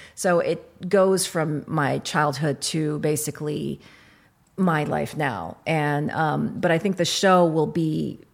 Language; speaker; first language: English; early bilingual, other home language; Arabic